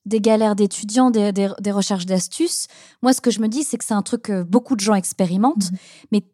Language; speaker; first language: French; native; French